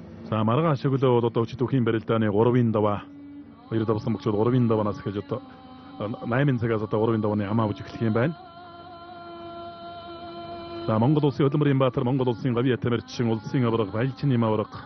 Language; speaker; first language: Mongolian; native; Mongolian